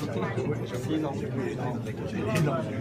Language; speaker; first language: French; native; French